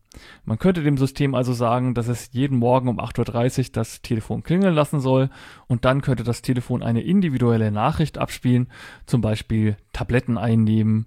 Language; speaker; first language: German; native; German